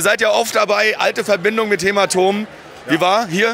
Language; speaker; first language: German; native; German